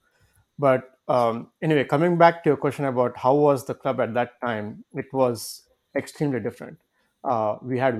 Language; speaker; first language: English; non-native, local second language; Kannada